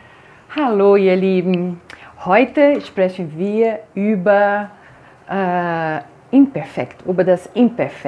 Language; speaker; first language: German; non-native, fluent; Portuguese